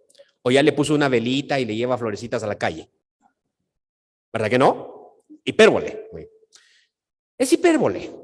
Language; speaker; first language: Spanish; native; Spanish